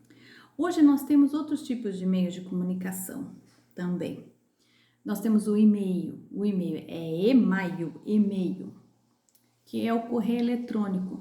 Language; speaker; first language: Portuguese; native; Portuguese